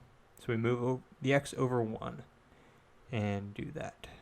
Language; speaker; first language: English; native; English